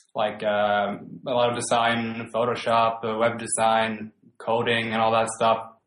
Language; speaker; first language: English; non-native, fluent; Finnish